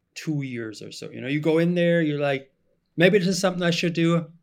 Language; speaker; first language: English; non-native, fluent; German